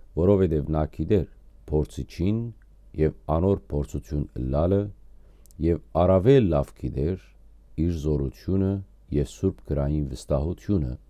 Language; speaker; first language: Armenian; native; Armenian